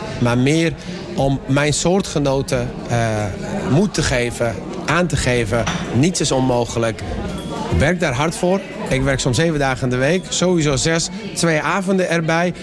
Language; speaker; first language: Dutch; early bilingual, other home language; Persian